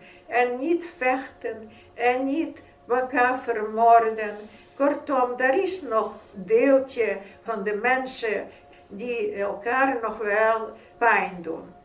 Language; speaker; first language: Dutch; non-native, fluent; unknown